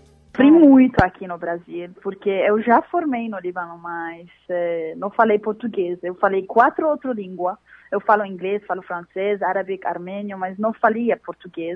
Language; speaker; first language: Portuguese; non-native, learner; Arabic